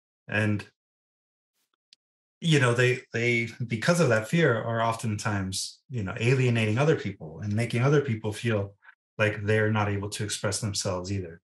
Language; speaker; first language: English; early bilingual, other home language; Spanish